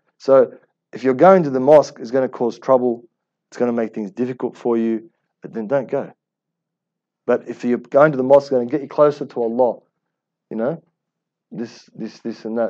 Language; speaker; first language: English; early bilingual, other home language; Arabic